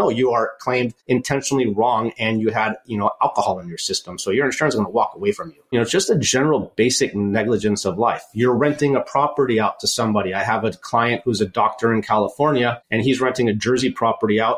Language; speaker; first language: English; native; English